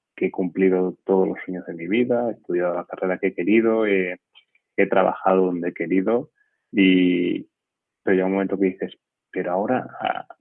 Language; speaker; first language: Spanish; native; Spanish